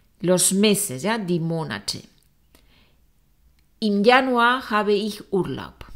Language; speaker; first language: German; non-native, fluent; Spanish